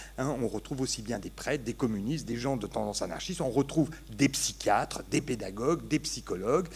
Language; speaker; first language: French; native; French